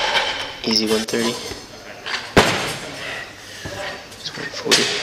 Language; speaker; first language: English; native; English